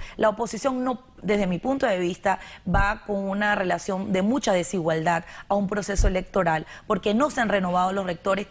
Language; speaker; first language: Spanish; native; Spanish